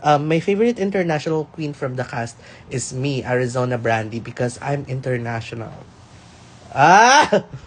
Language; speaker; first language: English; non-native, local second language; Filipino